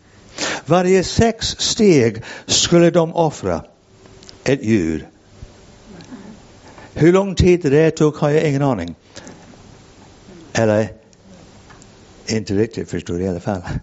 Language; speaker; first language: Swedish; non-native, fluent; English